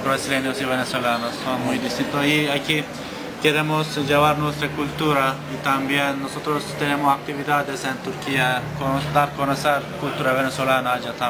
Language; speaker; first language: Spanish; non-native, learner; Turkish